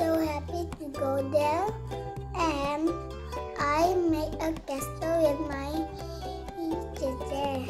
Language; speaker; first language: English; non-native, learner; Indonesian